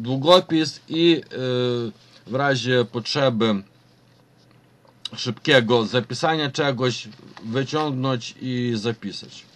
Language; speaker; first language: Polish; non-native, fluent; Ukrainian